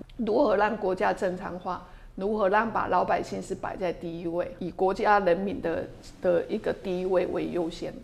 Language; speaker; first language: Chinese; native; Chinese